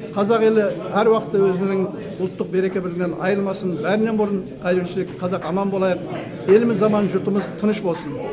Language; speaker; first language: Kazakh; early bilingual, heritage; Kazakh